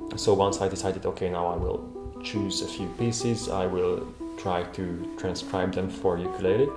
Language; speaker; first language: English; non-native, fluent; Hungarian